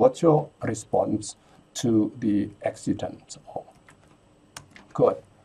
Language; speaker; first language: English; non-native, fluent; Indonesian